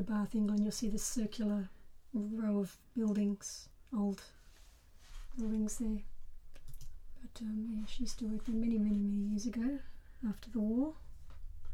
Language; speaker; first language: English; native; English